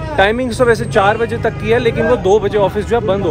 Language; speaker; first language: Hindi; native; Hindi